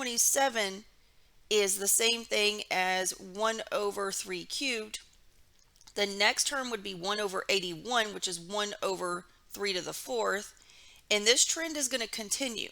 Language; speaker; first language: English; native; English